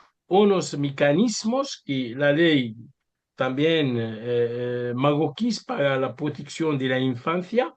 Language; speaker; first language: Spanish; non-native, learner; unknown